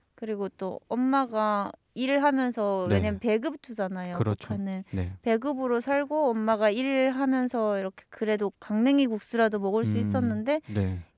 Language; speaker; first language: Korean; native; Korean